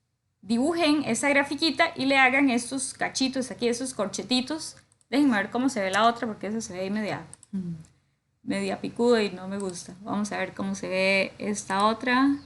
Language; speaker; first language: Spanish; native; Spanish